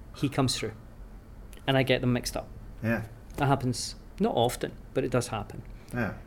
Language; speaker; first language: English; native; English